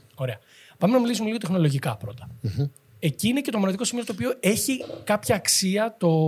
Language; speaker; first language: Greek; native; Greek